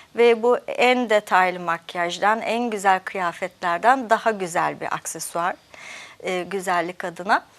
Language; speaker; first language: Turkish; early bilingual, heritage; Turkish